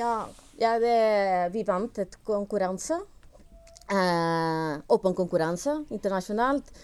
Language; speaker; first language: Norwegian; non-native, learner; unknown